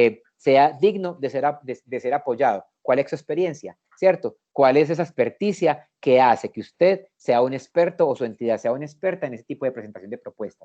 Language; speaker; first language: Spanish; native; Spanish